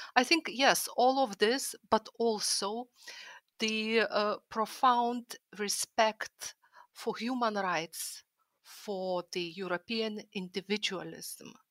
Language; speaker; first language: English; non-native, fluent; Lithuanian